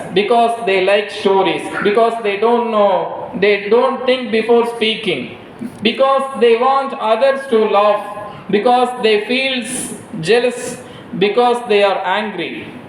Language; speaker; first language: English; non-native, local second language; Tamil